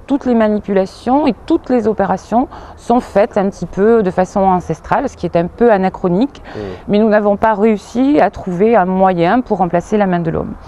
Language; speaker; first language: French; native; French